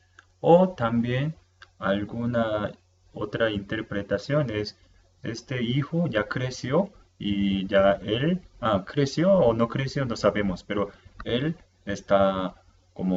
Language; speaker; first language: Spanish; non-native, fluent; Korean